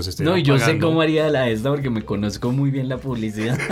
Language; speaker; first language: Spanish; native; Spanish